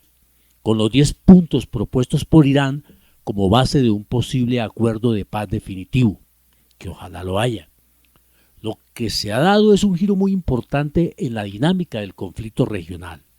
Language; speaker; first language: Spanish; native; Spanish